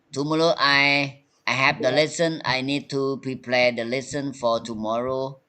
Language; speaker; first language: English; non-native, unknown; Thai